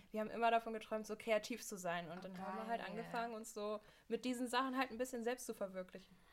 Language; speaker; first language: German; native; German